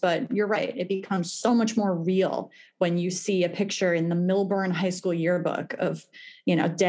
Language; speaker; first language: English; native; English